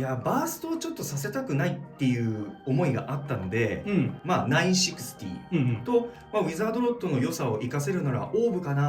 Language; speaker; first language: Japanese; native; Japanese